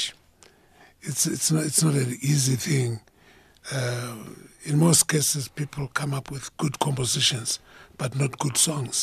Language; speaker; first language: English; non-native, local second language; Shona